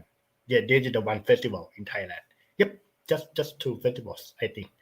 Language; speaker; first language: English; non-native, learner; Thai